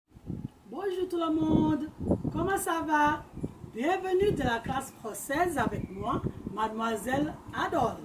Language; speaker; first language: French; non-native, learner; English